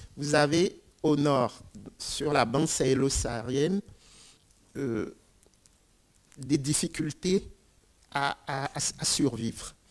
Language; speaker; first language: French; non-native, local second language; Ewe